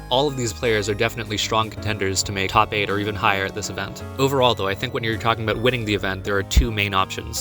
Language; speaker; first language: English; native; English